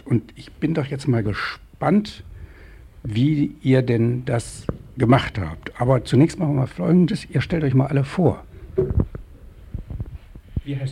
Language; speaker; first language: German; native; German